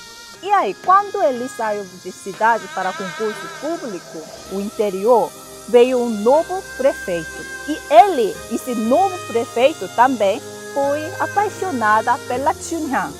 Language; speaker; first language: Portuguese; non-native, fluent; Korean